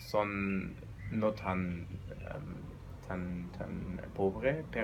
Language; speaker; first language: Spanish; non-native, learner; German